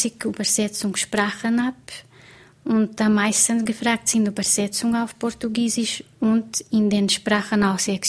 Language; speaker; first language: German; non-native, fluent; Portuguese